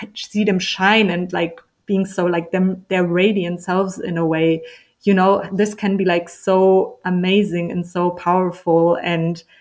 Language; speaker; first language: English; non-native, fluent; German